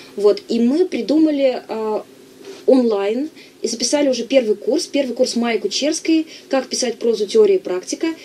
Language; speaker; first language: Russian; native; Russian